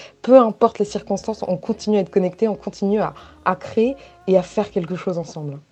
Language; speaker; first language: French; native; French